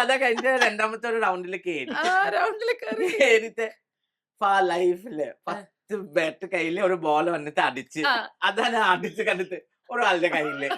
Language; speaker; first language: Malayalam; non-native, fluent; Assamese